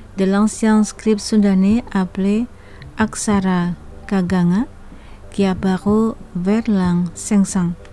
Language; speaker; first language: French; non-native, fluent; Indonesian